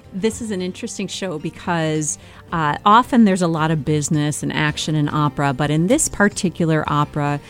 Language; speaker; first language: English; native; English